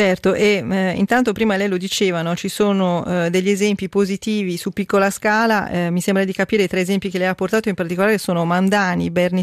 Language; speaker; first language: Italian; native; Italian